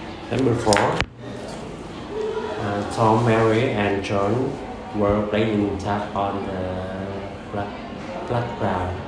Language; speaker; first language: English; non-native, learner; Vietnamese